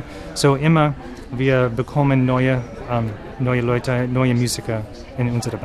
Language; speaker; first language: German; non-native, learner; English